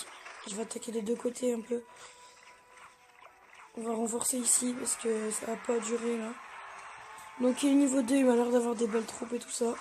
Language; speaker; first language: French; native; French